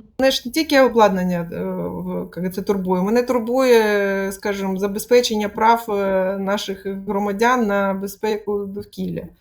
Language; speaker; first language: Ukrainian; non-native, local second language; Russian